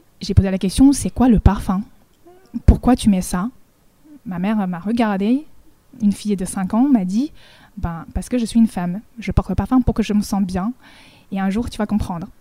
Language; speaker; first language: French; non-native, fluent; Chinese